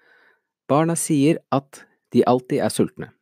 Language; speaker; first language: Norwegian; non-native, fluent; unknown